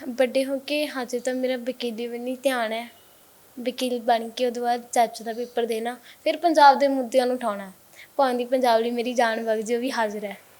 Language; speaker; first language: Punjabi; native; Punjabi